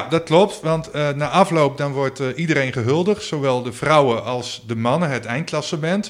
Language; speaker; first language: Dutch; native; Dutch